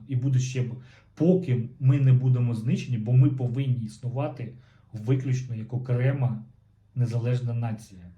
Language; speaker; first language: Ukrainian; non-native, local second language; Russian